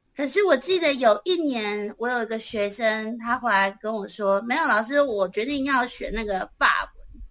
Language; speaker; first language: Chinese; native; Chinese